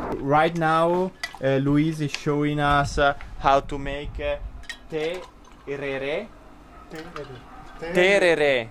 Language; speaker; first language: English; non-native, learner; Italian